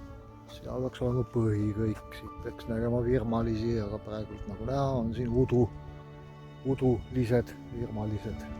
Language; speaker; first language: Estonian; native; Estonian